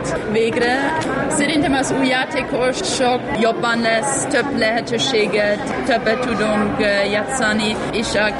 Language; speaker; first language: Hungarian; non-native, learner; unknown